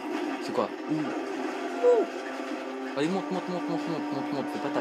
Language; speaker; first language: French; native; French